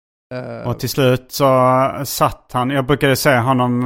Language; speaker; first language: Swedish; native; Swedish